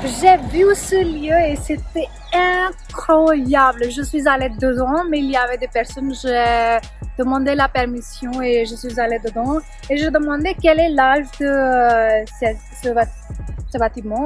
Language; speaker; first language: French; non-native, learner; Punjabi